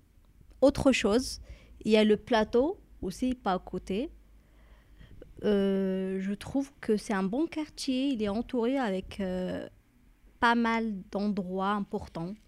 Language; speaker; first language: French; non-native, fluent; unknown